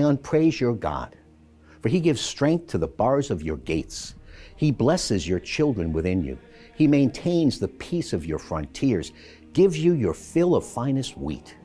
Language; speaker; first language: English; native; English